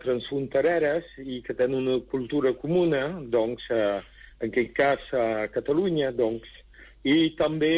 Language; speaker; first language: Catalan; non-native, local second language; French